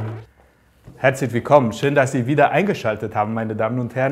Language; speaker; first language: German; native; German